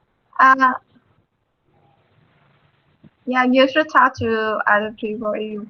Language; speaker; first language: English; non-native, fluent; Vietnamese